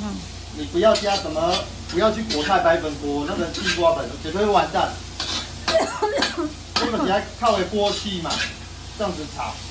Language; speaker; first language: Chinese; native; Chinese